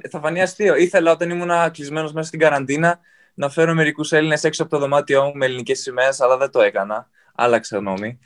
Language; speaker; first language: Greek; native; Greek